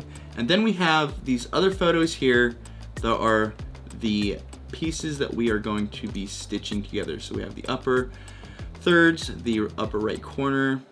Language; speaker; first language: English; native; English